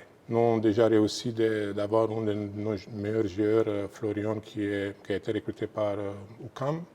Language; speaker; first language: French; non-native, fluent; Romanian